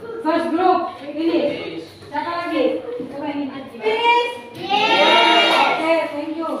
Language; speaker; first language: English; non-native, learner; Indonesian